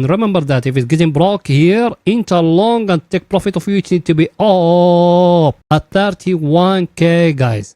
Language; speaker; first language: English; non-native, fluent; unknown